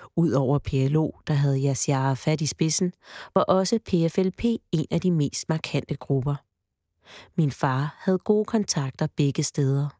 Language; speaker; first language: Danish; early bilingual, heritage; Danish